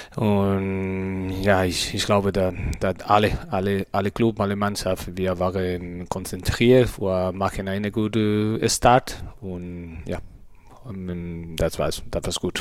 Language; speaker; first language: German; non-native, learner; Spanish